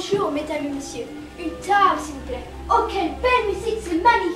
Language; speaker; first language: French; non-native, learner; English